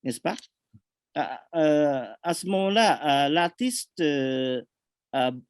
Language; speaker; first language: French; non-native, fluent; Japanese